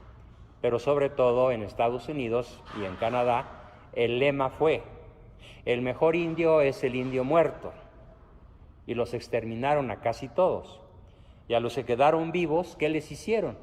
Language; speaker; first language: Spanish; native; Spanish